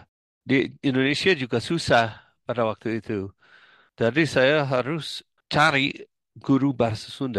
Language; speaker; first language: Indonesian; non-native, fluent; English